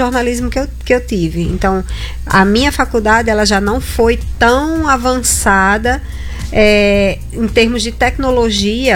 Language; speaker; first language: Portuguese; native; Portuguese